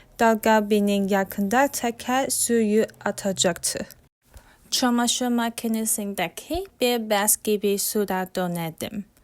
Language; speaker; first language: Turkish; non-native, learner; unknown